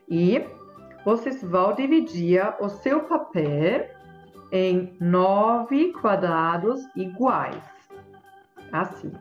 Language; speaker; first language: Portuguese; non-native, fluent; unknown